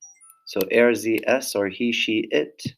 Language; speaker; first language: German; non-native, fluent; English